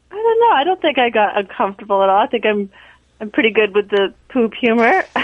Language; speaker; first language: English; native; English